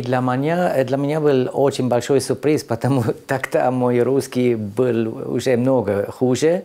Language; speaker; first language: Russian; non-native, learner; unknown